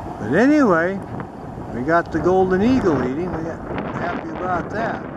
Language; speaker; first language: English; native; English